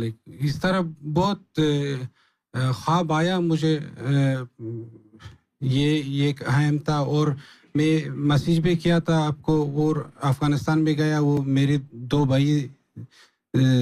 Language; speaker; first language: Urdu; non-native, learner; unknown